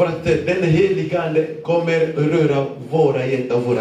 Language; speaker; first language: Swedish; non-native, fluent; Lingala